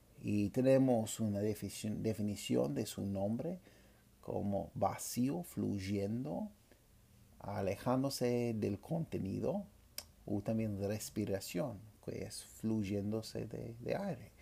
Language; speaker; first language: Spanish; non-native, fluent; English